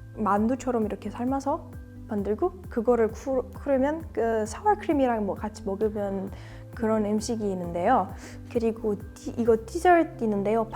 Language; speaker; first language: Korean; non-native, learner; Romanian